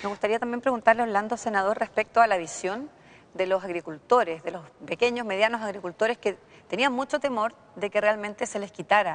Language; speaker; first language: Spanish; native; Spanish